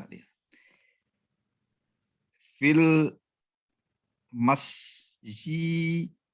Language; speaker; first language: Arabic; non-native, learner; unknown